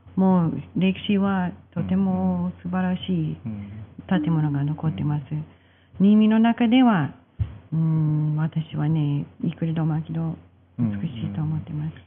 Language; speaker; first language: Japanese; non-native, fluent; English